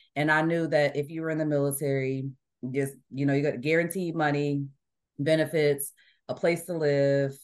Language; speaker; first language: English; native; English